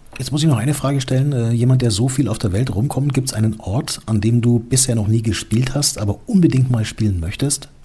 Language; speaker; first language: German; native; German